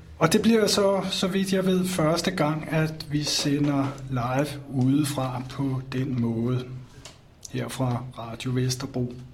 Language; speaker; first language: Danish; native; Danish